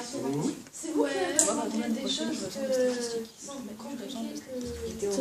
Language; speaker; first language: French; native; French